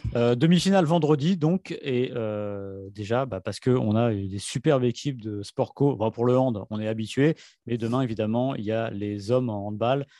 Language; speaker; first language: French; native; French